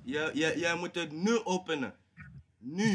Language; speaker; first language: Dutch; non-native, learner; English